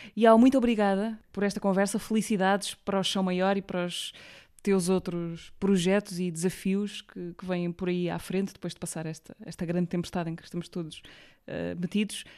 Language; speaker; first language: Portuguese; native; Portuguese